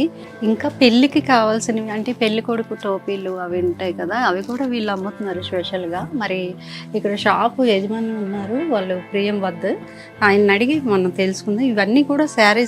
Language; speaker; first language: Telugu; native; Telugu